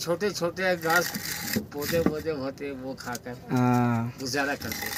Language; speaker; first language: Hindi; non-native, local second language; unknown